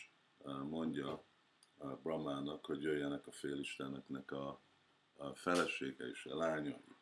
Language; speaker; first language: Hungarian; early bilingual, heritage; Hungarian